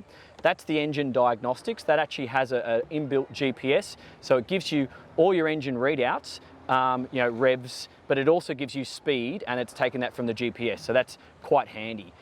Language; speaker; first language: English; native; English